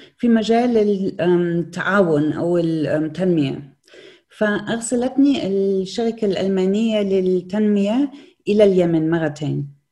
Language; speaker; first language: Arabic; non-native, fluent; German